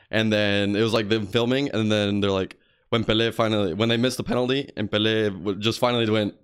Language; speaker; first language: English; early bilingual, other home language; Spanish